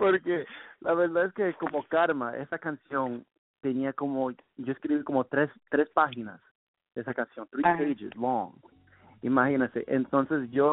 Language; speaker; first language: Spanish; early bilingual, heritage; Spanish